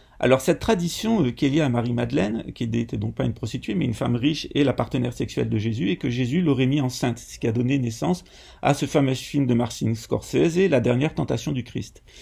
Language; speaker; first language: French; native; French